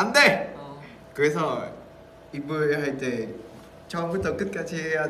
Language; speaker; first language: Korean; non-native, fluent; Vietnamese